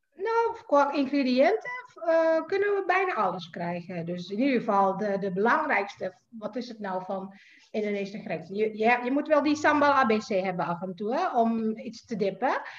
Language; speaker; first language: Dutch; non-native, fluent; Indonesian